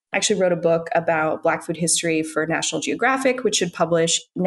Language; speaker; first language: English; native; English